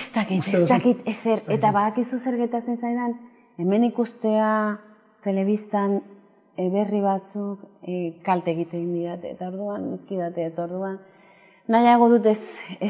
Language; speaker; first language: Basque; non-native, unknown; Spanish